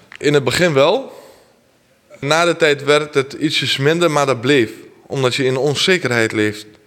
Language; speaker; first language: Dutch; early bilingual, other home language; Armenian